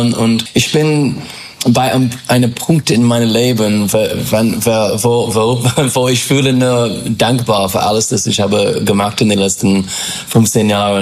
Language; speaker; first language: German; non-native, fluent; English